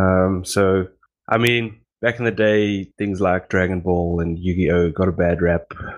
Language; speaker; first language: English; non-native, local second language; Afrikaans